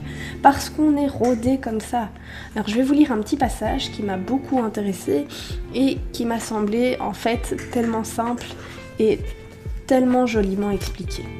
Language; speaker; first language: French; native; French